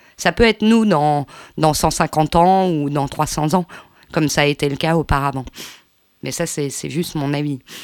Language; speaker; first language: French; native; French